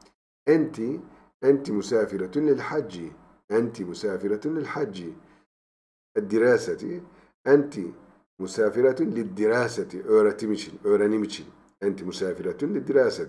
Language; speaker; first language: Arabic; non-native, fluent; Turkish